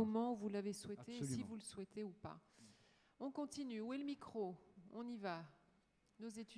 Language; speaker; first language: French; native; French